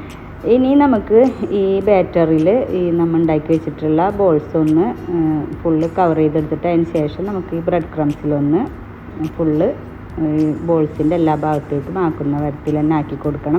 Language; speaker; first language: Malayalam; native; Malayalam